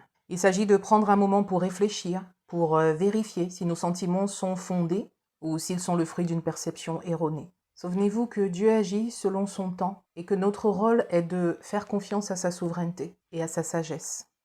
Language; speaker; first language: French; native; French